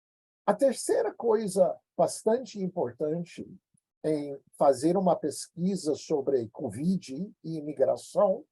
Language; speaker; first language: Portuguese; non-native, fluent; English